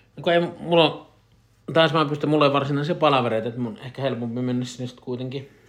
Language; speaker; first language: Finnish; native; Finnish